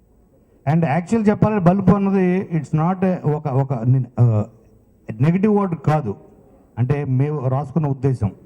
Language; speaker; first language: Telugu; native; Telugu